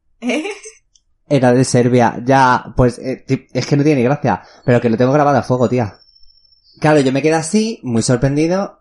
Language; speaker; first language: Spanish; native; Spanish